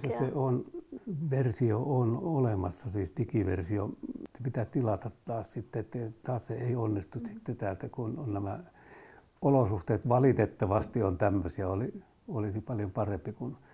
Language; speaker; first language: Finnish; native; Finnish